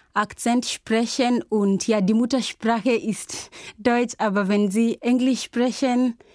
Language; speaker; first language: German; non-native, fluent; Swahili